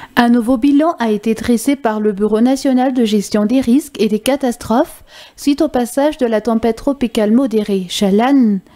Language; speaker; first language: French; non-native, local second language; Malagasy